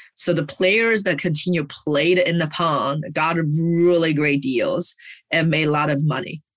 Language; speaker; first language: English; early bilingual, other home language; Chinese